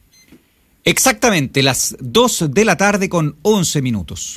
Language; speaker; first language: Spanish; native; Spanish